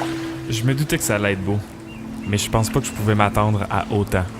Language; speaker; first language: French; native; French